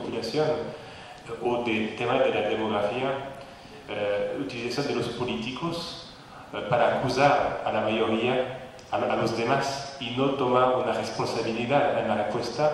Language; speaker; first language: Spanish; non-native, fluent; French